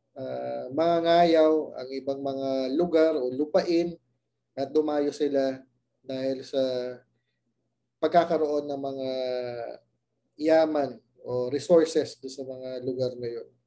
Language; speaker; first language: Filipino; native; Filipino